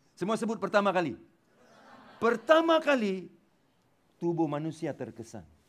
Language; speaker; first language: Malay; non-native, local second language; Tamil